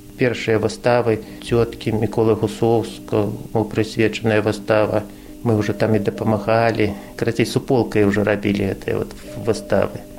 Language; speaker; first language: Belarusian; non-native, local second language; Russian